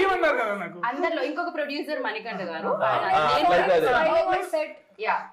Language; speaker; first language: Telugu; native; Telugu